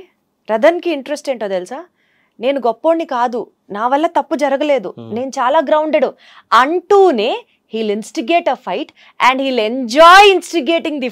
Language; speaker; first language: Telugu; native; Telugu